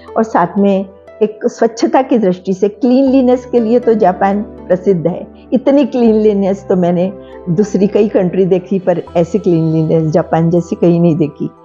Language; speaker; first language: Hindi; non-native, local second language; Marathi